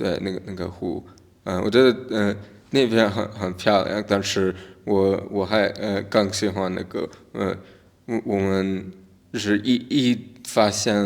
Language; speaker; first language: Chinese; non-native, learner; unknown